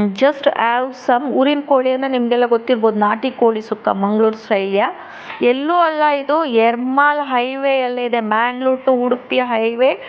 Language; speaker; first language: Kannada; non-native, local second language; Tulu